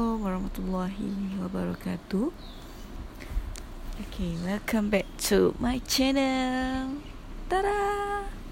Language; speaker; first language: English; non-native, local second language; Malay